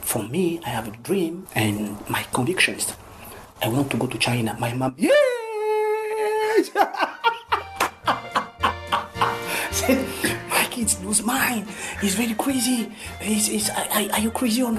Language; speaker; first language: English; non-native, learner; French